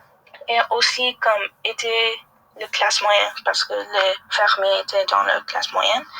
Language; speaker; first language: French; non-native, learner; English